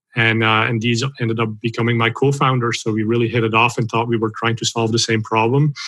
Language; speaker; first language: English; non-native, fluent; Dutch